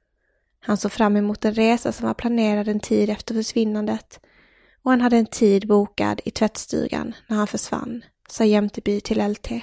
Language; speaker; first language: Swedish; native; Swedish